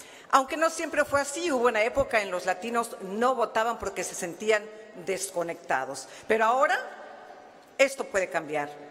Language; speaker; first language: Spanish; early bilingual, heritage; Spanish